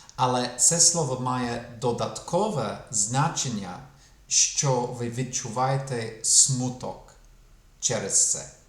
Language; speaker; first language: Ukrainian; non-native, fluent; English